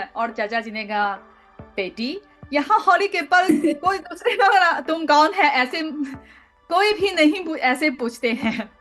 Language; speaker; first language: Hindi; non-native, learner; Chinese